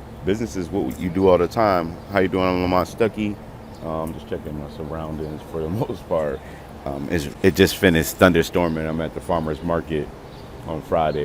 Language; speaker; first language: English; native; English